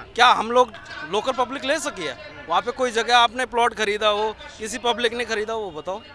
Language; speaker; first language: Hindi; native; Hindi